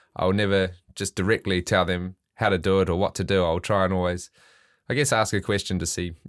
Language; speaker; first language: English; native; English